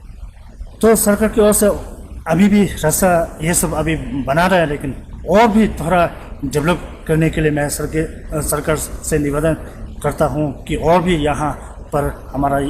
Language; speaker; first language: Hindi; non-native, local second language; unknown